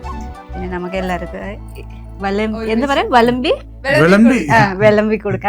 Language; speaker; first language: Malayalam; non-native, fluent; Nepali